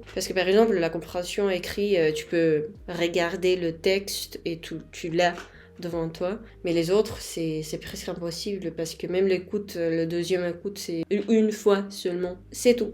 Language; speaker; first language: French; non-native, fluent; Spanish